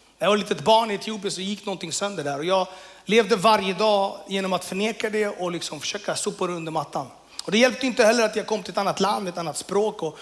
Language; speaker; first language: Swedish; early bilingual, other home language; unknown